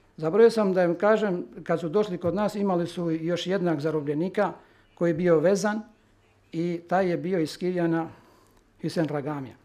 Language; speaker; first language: Serbian; non-native, local second language; Albanian